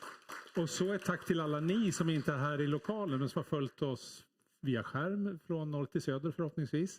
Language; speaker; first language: Swedish; native; Swedish